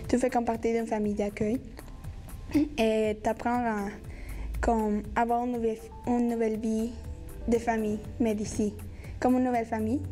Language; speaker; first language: French; non-native, learner; Spanish